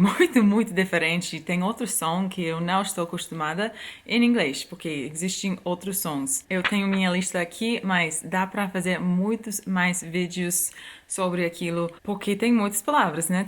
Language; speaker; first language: Portuguese; non-native, fluent; English